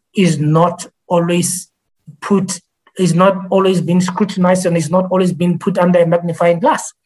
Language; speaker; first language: English; non-native, local second language; Tswana